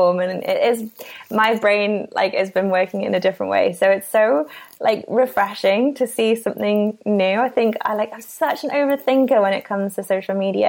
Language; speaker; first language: English; native; English